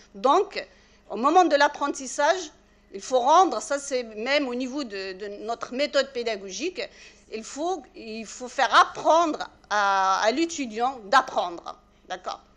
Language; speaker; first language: French; non-native, local second language; Arabic